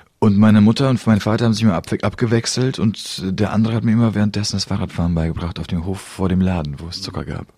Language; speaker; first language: German; early bilingual, other home language; Polish